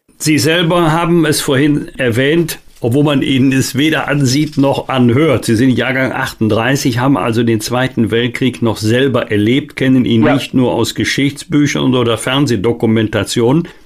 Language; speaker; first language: German; native; German